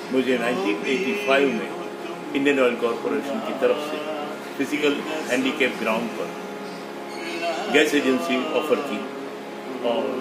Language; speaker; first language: Hindi; non-native, local second language; Gujarati